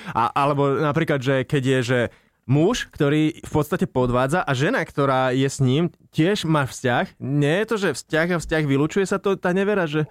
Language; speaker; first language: Slovak; native; Slovak